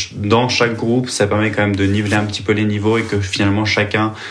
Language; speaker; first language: French; native; French